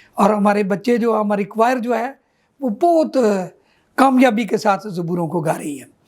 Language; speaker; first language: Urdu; non-native, local second language; Punjabi